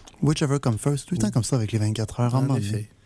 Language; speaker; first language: French; native; French